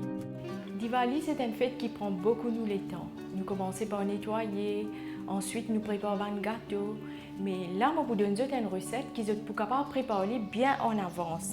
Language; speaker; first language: French; non-native, local second language; Morisyen